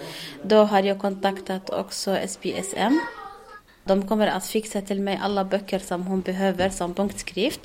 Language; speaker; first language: Swedish; non-native, learner; Arabic